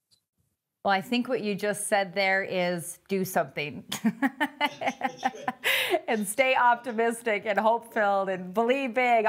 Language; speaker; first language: English; native; English